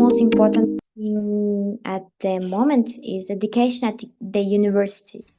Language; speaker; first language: English; non-native, learner; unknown